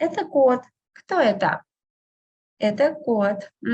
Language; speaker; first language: Russian; non-native, fluent; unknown